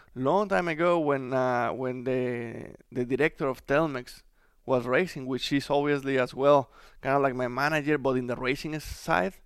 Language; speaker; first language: English; non-native, fluent; Spanish